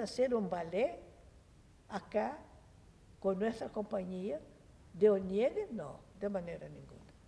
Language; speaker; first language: Spanish; non-native, fluent; Portuguese